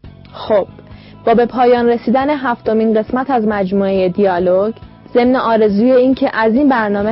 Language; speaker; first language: Persian; native; Persian